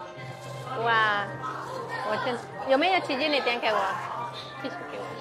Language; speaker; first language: Chinese; non-native, learner; Indonesian